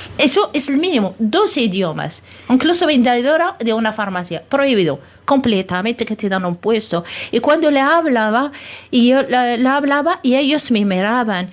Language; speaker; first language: Spanish; non-native, fluent; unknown